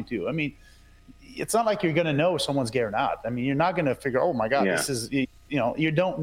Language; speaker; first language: English; non-native, fluent; French